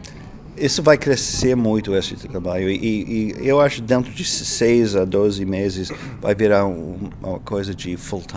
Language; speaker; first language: Portuguese; non-native, fluent; English